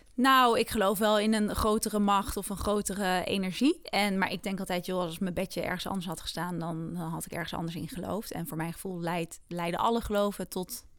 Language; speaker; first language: Dutch; native; Dutch